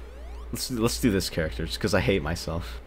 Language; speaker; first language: English; native; English